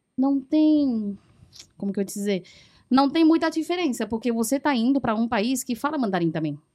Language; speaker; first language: Portuguese; early bilingual, other home language; Chinese